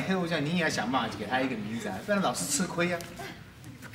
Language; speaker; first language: Chinese; native; Chinese